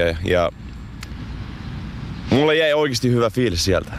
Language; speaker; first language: Finnish; non-native, fluent; Arabic